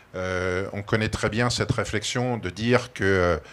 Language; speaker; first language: French; native; French